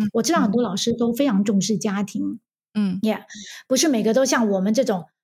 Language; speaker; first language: Chinese; native; Chinese